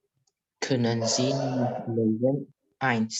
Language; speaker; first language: German; non-native, learner; Indonesian